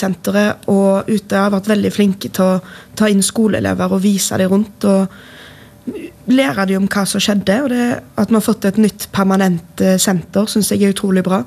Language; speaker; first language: Norwegian; native; Norwegian